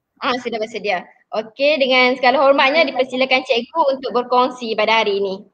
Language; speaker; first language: Malay; native; Malay